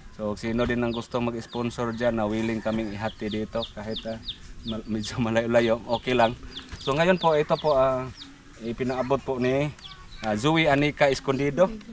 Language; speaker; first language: Filipino; native; Filipino